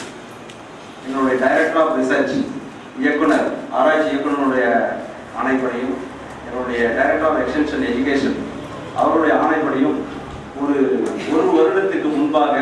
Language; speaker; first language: Tamil; native; Tamil